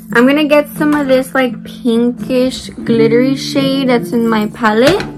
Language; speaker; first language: English; early bilingual, other home language; Spanish